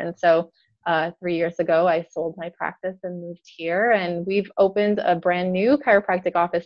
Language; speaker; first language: English; native; English